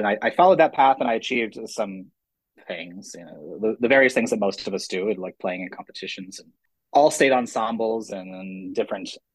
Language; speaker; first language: English; native; English